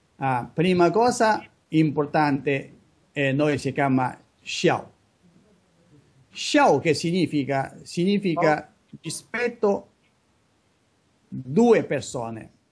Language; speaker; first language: Italian; non-native, learner; Chinese